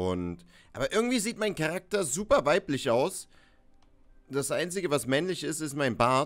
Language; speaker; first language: German; native; German